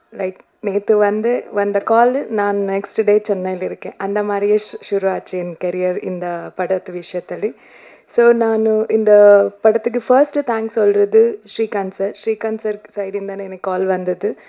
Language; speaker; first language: Tamil; non-native, learner; Kannada